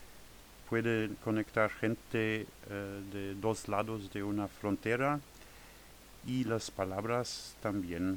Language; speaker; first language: Spanish; non-native, learner; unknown